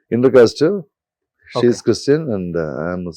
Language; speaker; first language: Telugu; non-native, local second language; Malayalam